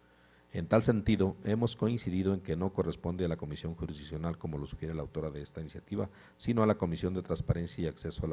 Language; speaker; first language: Spanish; native; Spanish